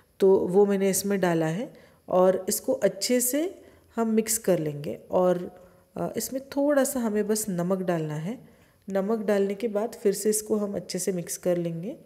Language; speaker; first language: Hindi; non-native, local second language; Marathi